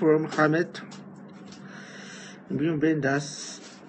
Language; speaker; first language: English; non-native, learner; Japanese